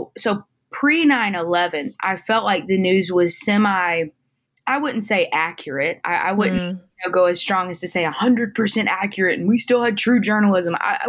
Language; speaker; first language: English; native; English